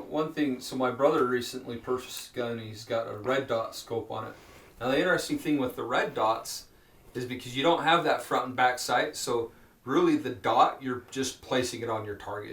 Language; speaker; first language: English; native; English